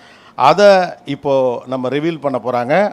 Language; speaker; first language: Tamil; native; Tamil